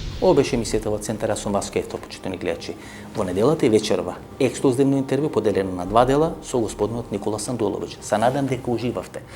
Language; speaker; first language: Macedonian; native; Macedonian